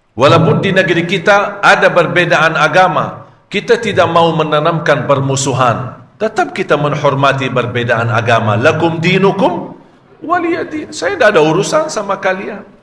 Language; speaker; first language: Malay; non-native, fluent; Arabic